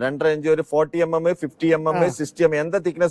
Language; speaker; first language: Tamil; non-native, learner; Malayalam